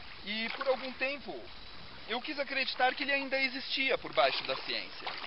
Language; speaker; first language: Portuguese; native; Portuguese